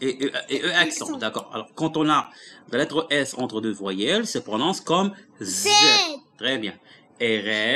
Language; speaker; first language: French; non-native, local second language; Arabic